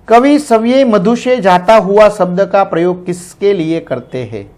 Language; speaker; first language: Hindi; non-native, local second language; Gujarati